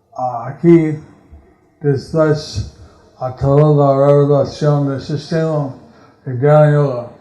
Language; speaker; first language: Spanish; non-native, learner; English